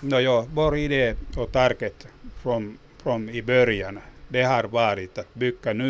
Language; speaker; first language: Swedish; non-native, local second language; Finnish